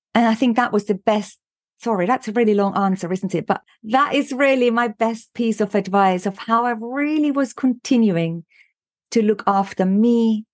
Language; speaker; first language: English; non-native, fluent; German